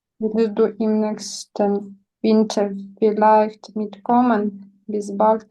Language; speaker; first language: German; non-native, learner; Ukrainian